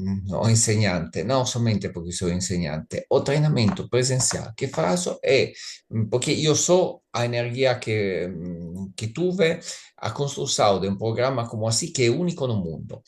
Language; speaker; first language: Spanish; non-native, learner; Italian